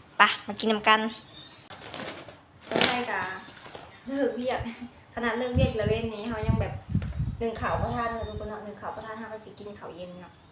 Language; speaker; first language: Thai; non-native, local second language; Lao